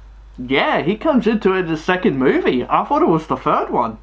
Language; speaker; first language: English; native; English